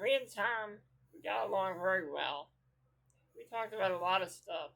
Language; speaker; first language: English; native; English